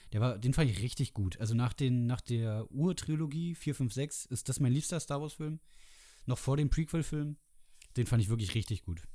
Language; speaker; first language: German; native; German